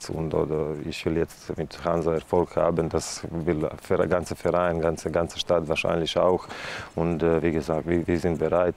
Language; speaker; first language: German; non-native, fluent; Serbian